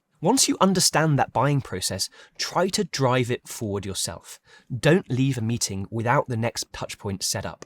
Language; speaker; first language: English; native; English